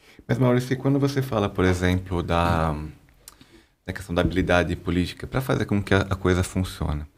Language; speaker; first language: Portuguese; native; Portuguese